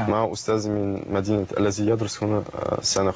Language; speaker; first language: Arabic; non-native, learner; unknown